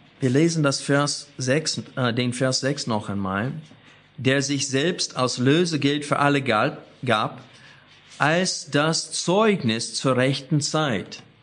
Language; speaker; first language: German; non-native, fluent; English